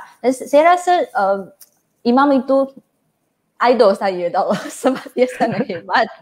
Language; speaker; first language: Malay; non-native, fluent; Chinese